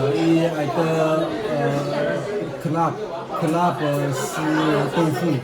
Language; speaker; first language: Russian; non-native, learner; Chinese